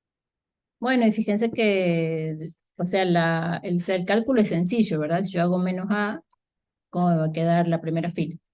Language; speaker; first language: Spanish; native; Spanish